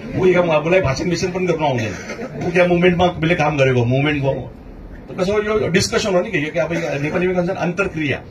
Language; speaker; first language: Nepali; early bilingual, heritage; Nepali